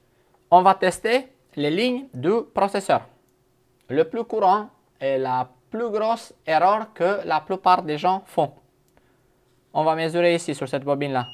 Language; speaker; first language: French; non-native, fluent; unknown